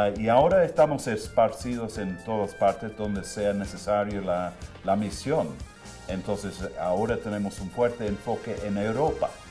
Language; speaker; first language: Spanish; non-native, fluent; English